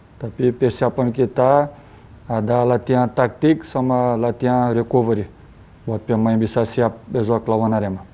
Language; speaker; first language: Indonesian; non-native, learner; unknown